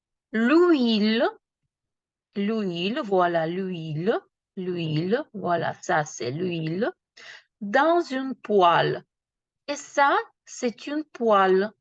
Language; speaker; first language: French; non-native, fluent; Ukrainian